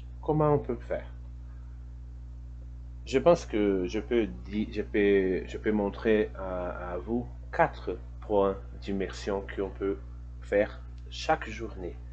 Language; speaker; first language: French; non-native, fluent; Portuguese